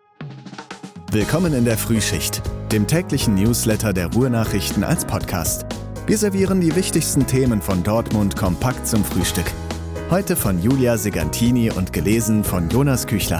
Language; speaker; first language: German; native; German